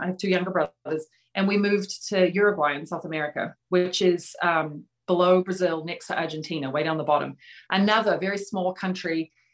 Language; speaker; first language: English; native; English